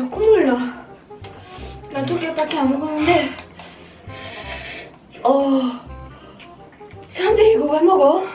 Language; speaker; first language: Korean; non-native, learner; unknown